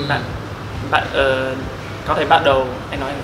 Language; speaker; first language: Vietnamese; non-native, learner; English